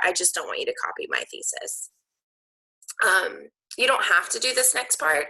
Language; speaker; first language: English; native; English